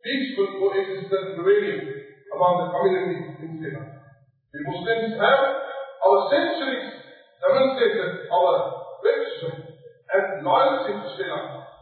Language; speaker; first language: English; non-native, local second language; Tamil